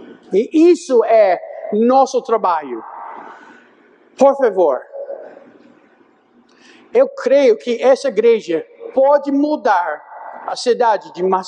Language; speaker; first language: Portuguese; non-native, fluent; English